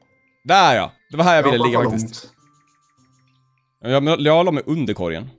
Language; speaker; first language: Swedish; native; Swedish